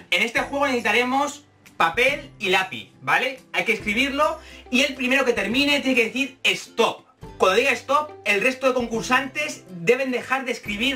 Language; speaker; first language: Spanish; native; Spanish